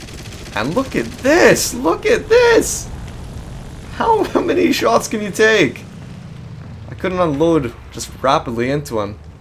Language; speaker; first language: English; native; English